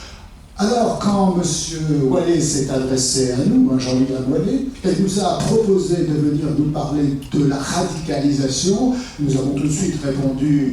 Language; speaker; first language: French; native; French